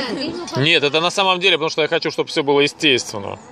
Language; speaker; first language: Russian; native; Russian